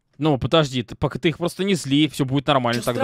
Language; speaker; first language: Russian; native; Russian